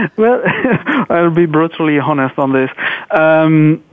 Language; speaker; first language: English; non-native, fluent; French